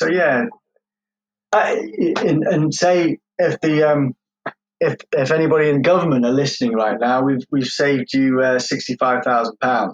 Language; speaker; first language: English; native; English